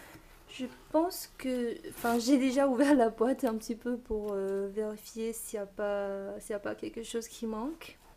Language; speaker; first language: French; non-native, fluent; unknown